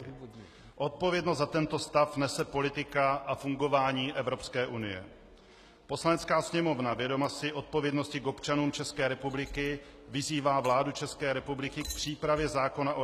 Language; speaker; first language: Czech; native; Czech